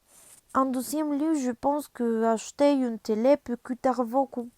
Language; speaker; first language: French; non-native, learner; Spanish